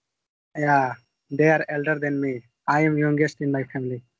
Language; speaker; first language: English; non-native, learner; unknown